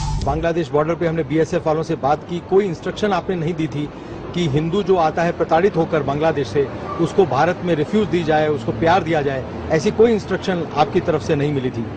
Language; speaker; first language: Hindi; native; Hindi